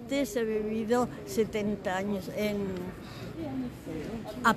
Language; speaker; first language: Spanish; early bilingual, heritage; Spanish